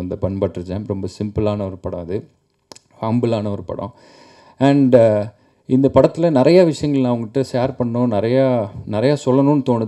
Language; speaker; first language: Tamil; native; Tamil